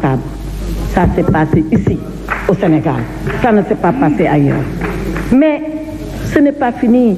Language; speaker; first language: French; non-native, local second language; Fula